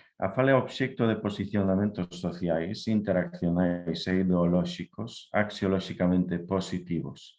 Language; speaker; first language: Galician; non-native, fluent; Polish